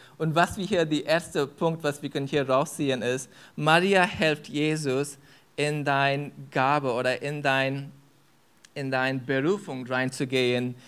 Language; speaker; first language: German; non-native, fluent; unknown